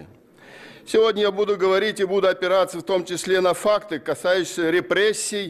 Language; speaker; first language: Russian; native; Russian